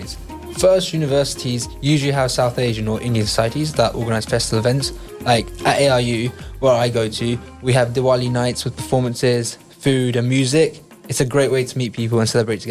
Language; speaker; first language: English; native; English